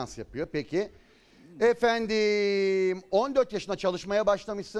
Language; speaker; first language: Turkish; native; Turkish